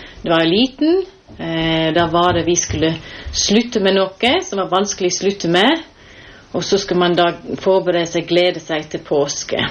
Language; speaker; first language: Norwegian; non-native, fluent; English